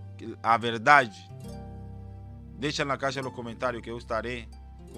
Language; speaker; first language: Portuguese; non-native, fluent; Spanish